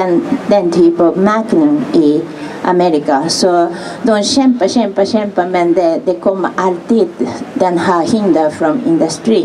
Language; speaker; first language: Swedish; non-native, fluent; Japanese